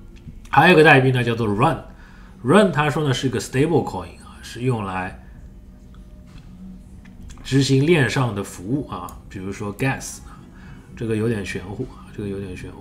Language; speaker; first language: Chinese; native; Chinese